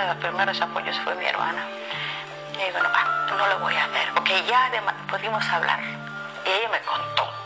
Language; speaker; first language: Spanish; non-native, fluent; Somali